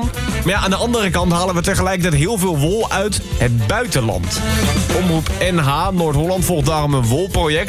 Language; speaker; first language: Dutch; native; Dutch